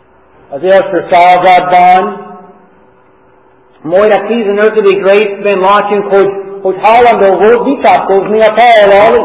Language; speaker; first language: Hungarian; non-native, learner; English